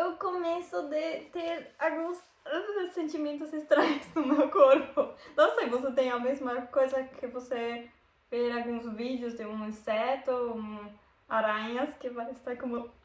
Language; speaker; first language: Portuguese; non-native, learner; German